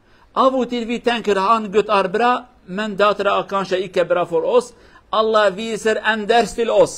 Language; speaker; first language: Swedish; non-native, learner; Kurdish